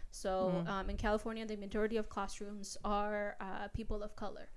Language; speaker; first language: English; early bilingual, other home language; Spanish